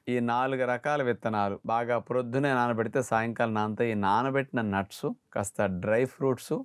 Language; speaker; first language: Telugu; native; Telugu